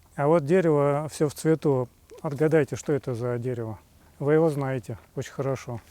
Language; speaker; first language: Russian; native; Russian